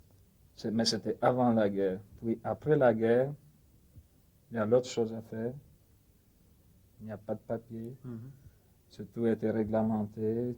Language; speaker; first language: French; non-native, fluent; Polish